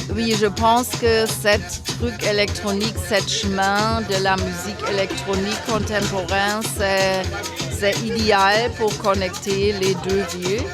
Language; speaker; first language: French; non-native, fluent; German